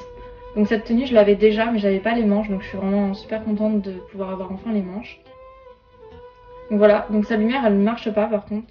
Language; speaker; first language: French; native; French